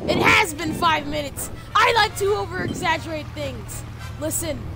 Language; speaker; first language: English; native; English